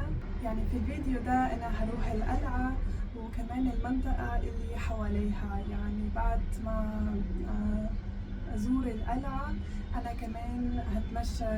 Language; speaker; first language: Arabic; non-native, fluent; German